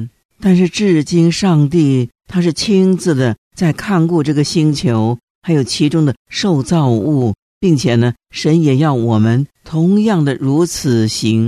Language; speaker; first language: Chinese; native; Chinese